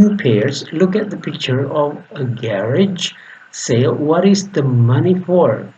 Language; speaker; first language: English; non-native, fluent; Indonesian